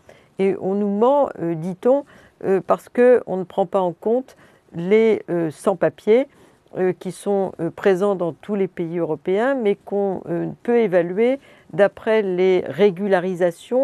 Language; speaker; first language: French; native; French